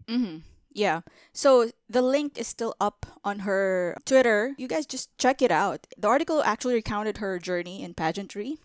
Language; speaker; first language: English; non-native, local second language; Filipino